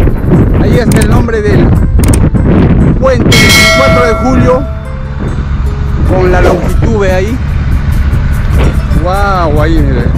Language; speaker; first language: Spanish; native; Spanish